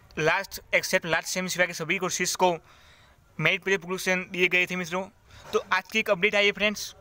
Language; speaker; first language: Hindi; non-native, local second language; Gujarati